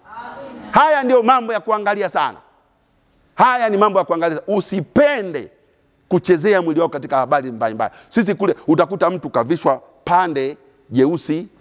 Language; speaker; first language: Swahili; native; Swahili